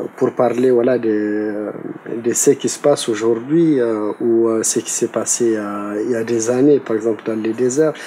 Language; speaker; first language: French; non-native, local second language; Tamasheq